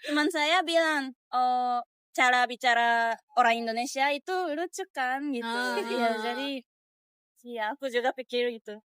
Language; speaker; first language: Indonesian; non-native, learner; Japanese